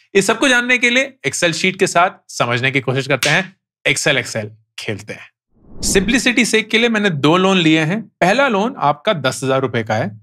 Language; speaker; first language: Hindi; native; Hindi